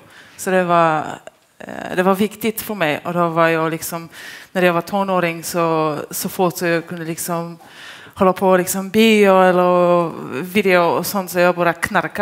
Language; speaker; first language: Swedish; non-native, fluent; Polish